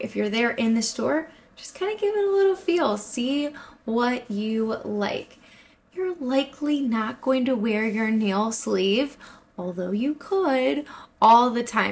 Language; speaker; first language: English; native; English